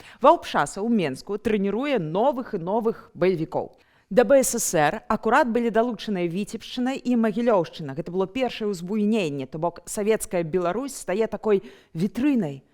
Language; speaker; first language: Belarusian; native; Belarusian